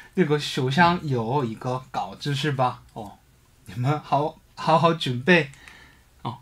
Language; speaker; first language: Chinese; non-native, fluent; Korean